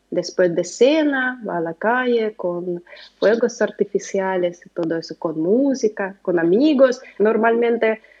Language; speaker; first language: Spanish; non-native, learner; Russian